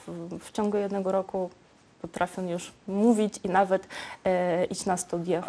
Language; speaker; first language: Polish; non-native, local second language; Ukrainian